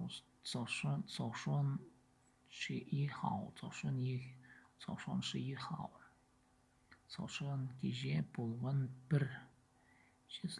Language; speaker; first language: Chinese; non-native, learner; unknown